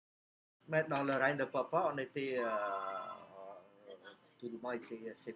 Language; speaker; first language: French; non-native, fluent; Khmer